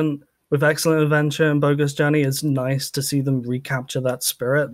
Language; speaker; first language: English; native; English